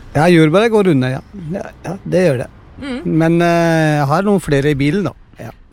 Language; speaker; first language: Norwegian; non-native, fluent; Punjabi